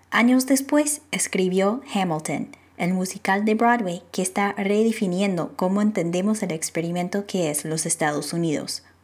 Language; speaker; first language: Spanish; non-native, fluent; English